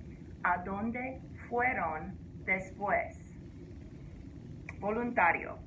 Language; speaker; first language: Spanish; non-native, fluent; English